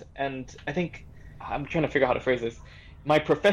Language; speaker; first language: English; native; English